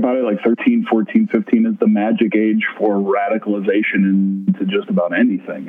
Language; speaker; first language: English; native; English